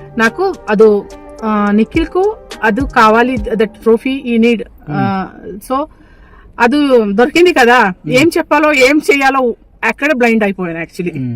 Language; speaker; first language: Telugu; non-native, learner; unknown